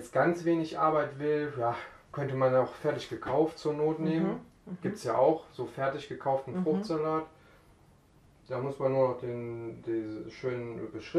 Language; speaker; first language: German; native; German